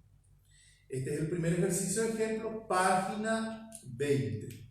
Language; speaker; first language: Spanish; native; Spanish